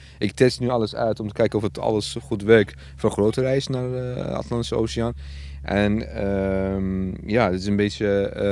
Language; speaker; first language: Dutch; non-native, fluent; Persian